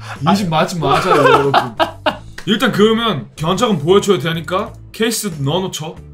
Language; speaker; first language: Korean; non-native, fluent; English